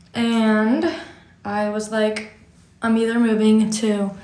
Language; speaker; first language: English; native; English